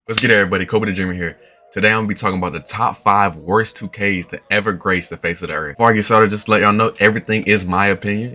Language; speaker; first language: English; native; English